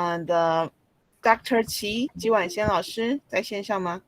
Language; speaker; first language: Chinese; native; Chinese